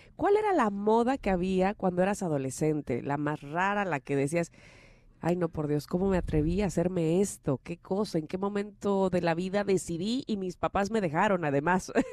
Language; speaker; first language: Spanish; native; Spanish